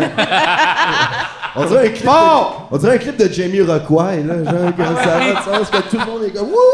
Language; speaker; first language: French; native; French